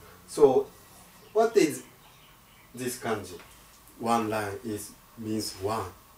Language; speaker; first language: English; non-native, fluent; Japanese